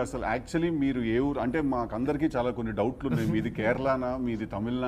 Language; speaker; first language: Telugu; native; Telugu